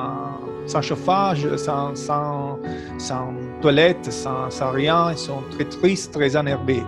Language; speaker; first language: French; non-native, learner; Italian